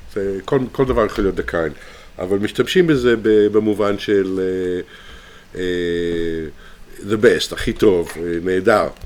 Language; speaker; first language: Hebrew; native; Hebrew